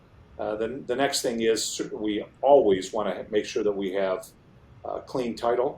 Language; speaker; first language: English; native; English